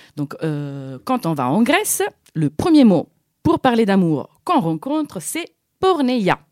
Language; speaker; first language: French; non-native, fluent; Italian